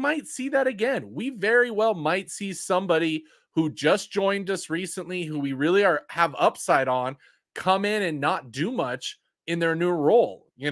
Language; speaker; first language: English; native; English